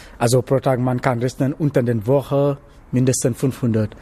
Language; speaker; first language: German; non-native, learner; Wolof